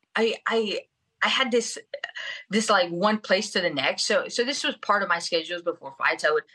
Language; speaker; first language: English; early bilingual, other home language; Spanish